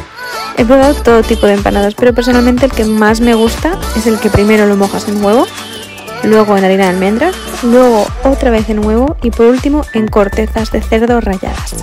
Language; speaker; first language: Spanish; native; Spanish